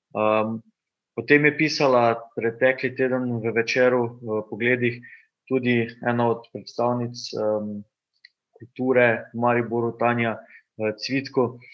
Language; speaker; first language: Slovenian; native; Slovenian